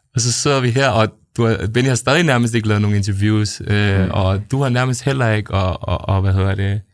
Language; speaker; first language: Danish; native; Danish